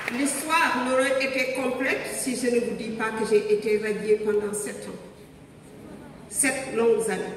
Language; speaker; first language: French; non-native, local second language; Wolof